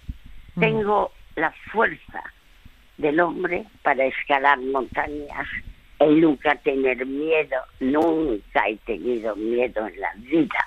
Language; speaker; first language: Spanish; early bilingual, other home language; French